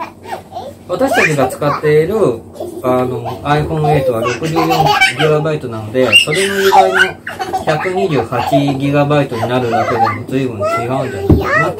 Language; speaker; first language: Japanese; native; Japanese